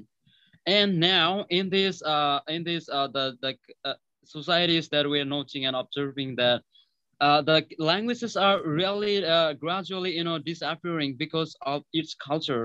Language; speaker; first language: English; non-native, local second language; Bangla